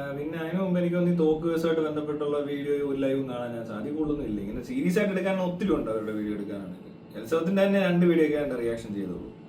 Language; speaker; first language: Malayalam; native; Malayalam